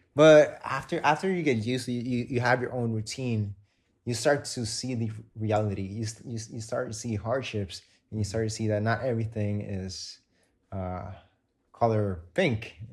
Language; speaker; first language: English; non-native, fluent; Spanish